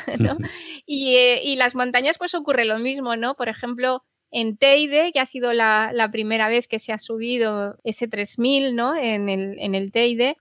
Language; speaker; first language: Spanish; native; Spanish